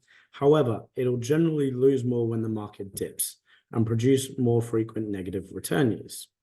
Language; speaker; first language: English; native; English